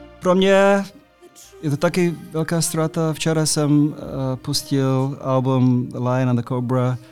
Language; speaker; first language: Czech; non-native, fluent; English